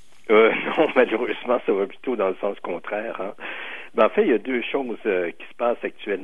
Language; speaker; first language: French; native; French